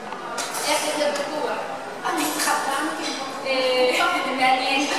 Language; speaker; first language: Hebrew; non-native, learner; French